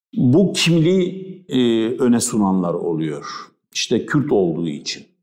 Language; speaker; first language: Turkish; non-native, local second language; Kurdish